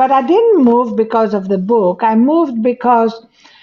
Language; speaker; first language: English; non-native, fluent; Greek